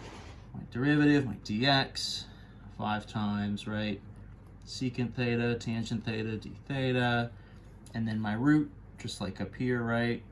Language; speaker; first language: English; native; English